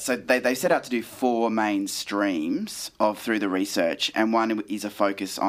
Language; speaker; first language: English; native; English